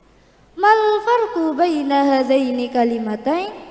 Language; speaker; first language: Arabic; non-native, learner; Indonesian